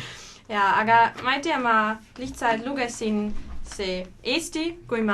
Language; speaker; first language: Estonian; non-native, learner; German